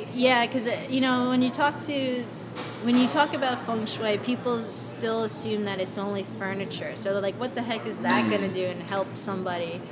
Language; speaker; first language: English; native; English